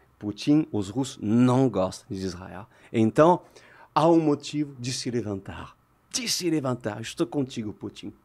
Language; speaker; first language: Portuguese; non-native, fluent; French